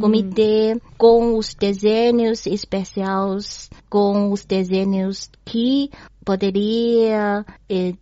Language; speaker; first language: Portuguese; non-native, learner; Chinese